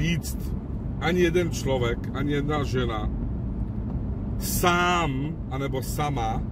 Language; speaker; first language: Czech; non-native, fluent; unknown